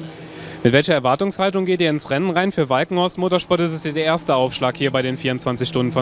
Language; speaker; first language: German; native; German